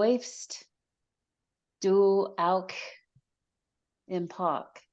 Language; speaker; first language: German; non-native, learner; English